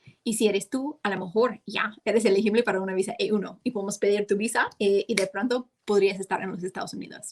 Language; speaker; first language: Spanish; non-native, fluent; English